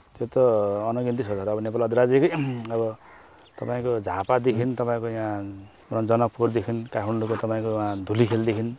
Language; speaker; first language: Nepali; native; Nepali